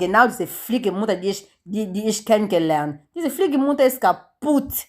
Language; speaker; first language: German; non-native, learner; Lingala